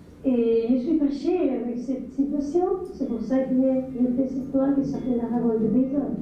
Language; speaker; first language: French; non-native, fluent; Spanish